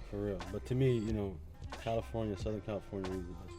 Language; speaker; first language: English; native; English